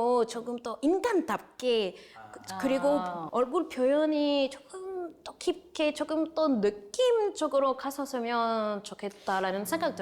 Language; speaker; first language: Korean; non-native, fluent; French